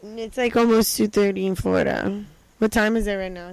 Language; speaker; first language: English; non-native, fluent; Portuguese